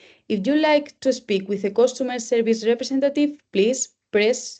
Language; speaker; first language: English; non-native, learner; Spanish